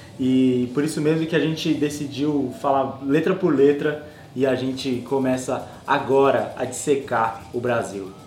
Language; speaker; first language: Portuguese; native; Portuguese